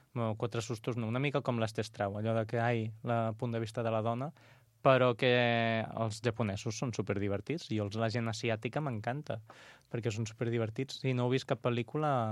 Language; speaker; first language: Catalan; non-native, local second language; Spanish